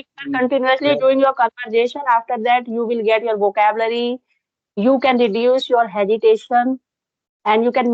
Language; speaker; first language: English; non-native, local second language; Hindi